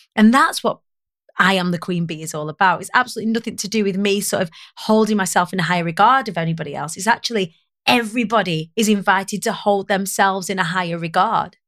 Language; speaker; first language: English; native; English